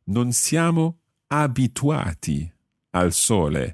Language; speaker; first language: Italian; non-native, fluent; English